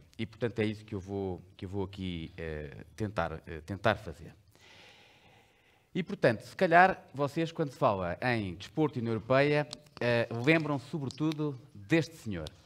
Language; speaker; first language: Portuguese; native; Portuguese